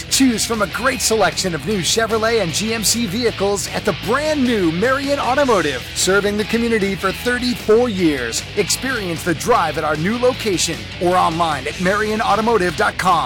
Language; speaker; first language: English; native; English